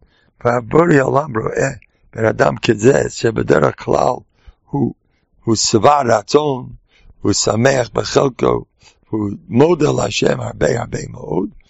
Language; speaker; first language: Hebrew; non-native, fluent; English